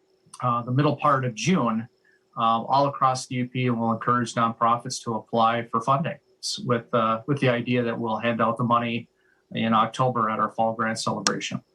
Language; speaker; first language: English; native; English